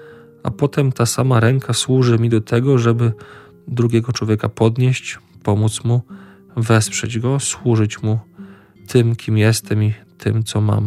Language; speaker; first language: Polish; native; Polish